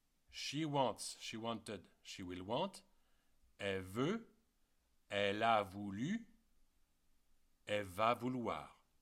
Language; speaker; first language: French; native; French